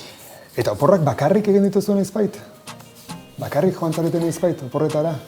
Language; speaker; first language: Basque; native; Basque